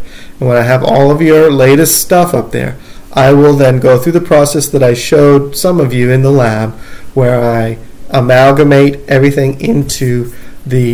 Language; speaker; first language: English; native; English